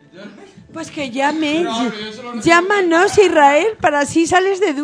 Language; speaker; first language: Spanish; native; Spanish